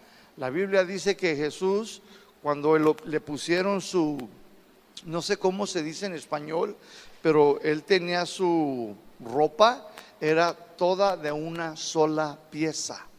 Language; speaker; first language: Spanish; native; Spanish